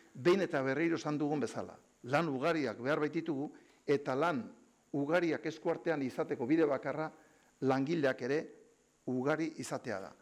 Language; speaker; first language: Basque; native; Basque